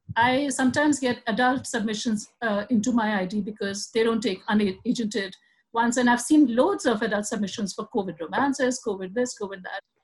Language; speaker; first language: English; non-native, local second language; Hindi